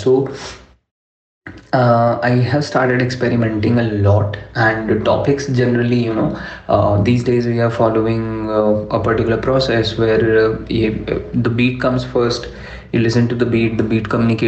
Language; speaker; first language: English; non-native, local second language; Urdu